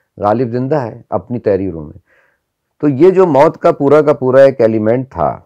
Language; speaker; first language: Hindi; native; Hindi